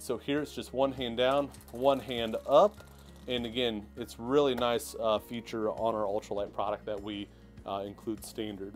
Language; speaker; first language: English; native; English